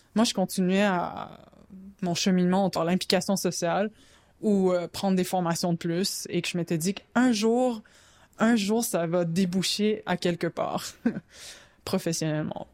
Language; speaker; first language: French; native; French